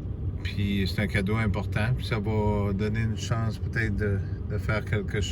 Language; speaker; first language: French; native; French